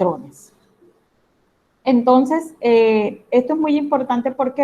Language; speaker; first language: Spanish; native; Spanish